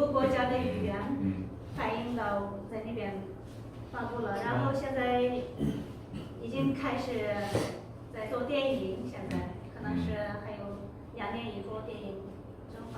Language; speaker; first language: Chinese; non-native, local second language; Uyghur